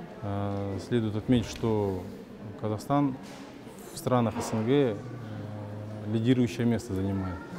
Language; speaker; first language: Russian; non-native, local second language; Kazakh